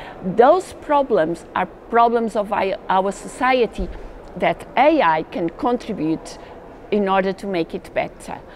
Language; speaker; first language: English; non-native, fluent; Portuguese